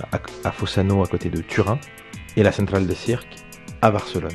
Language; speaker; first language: French; native; French